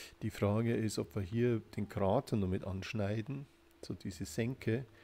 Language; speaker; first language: German; native; German